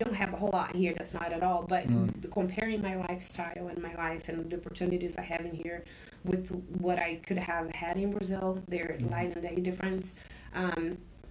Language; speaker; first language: English; non-native, fluent; Portuguese